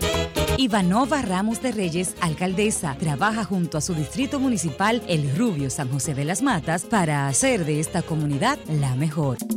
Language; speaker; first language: Spanish; native; Spanish